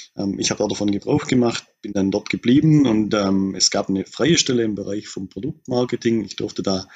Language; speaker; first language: German; native; German